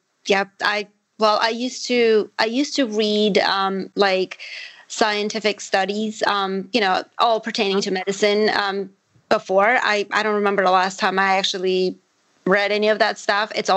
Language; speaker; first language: English; non-native, fluent; Armenian